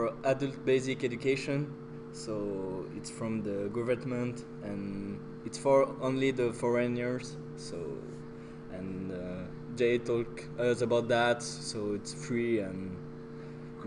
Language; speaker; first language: English; non-native, learner; French